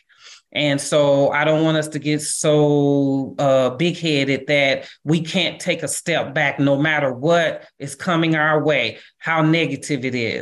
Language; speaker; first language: English; native; English